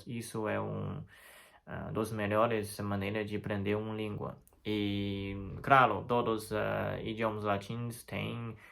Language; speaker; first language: Portuguese; non-native, fluent; Chinese